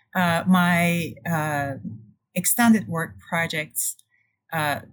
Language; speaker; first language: English; non-native, fluent; Turkish